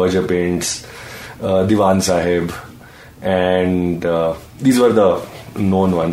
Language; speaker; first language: English; non-native, local second language; Hindi